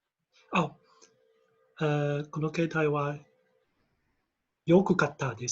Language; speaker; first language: Japanese; non-native, learner; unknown